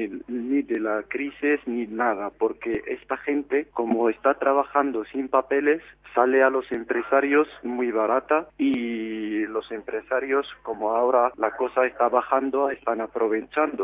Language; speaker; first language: Spanish; non-native, fluent; Arabic